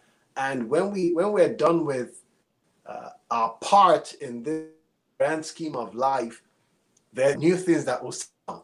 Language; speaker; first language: English; non-native, local second language; Yoruba